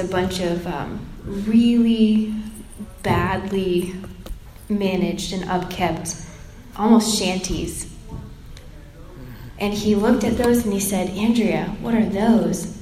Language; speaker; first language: English; native; English